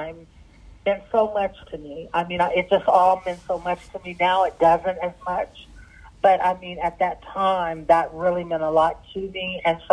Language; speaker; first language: English; early bilingual, other home language; Arabic